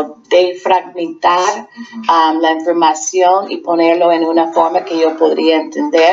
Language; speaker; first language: Spanish; non-native, fluent; English